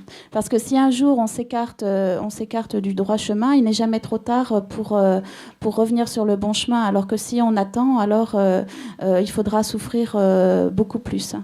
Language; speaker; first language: French; native; French